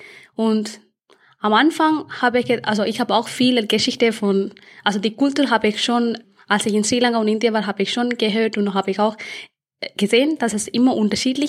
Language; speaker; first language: German; early bilingual, other home language; Tamil